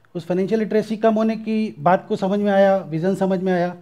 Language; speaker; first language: Hindi; native; Hindi